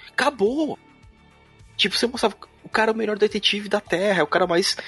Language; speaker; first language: Portuguese; native; Portuguese